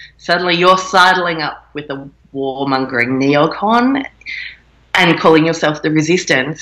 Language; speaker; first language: English; native; English